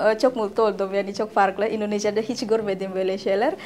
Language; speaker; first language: Turkish; non-native, learner; Indonesian